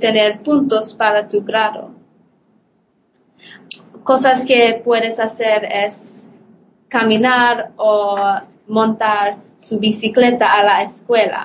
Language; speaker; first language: Spanish; non-native, learner; Polish